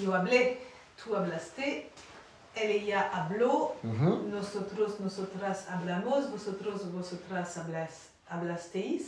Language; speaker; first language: Spanish; non-native, learner; French